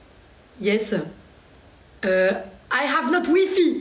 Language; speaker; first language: English; non-native, learner; French